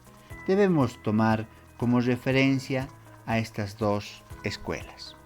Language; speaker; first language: Spanish; native; Spanish